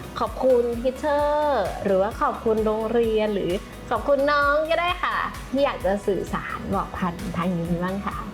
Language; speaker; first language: Thai; native; Thai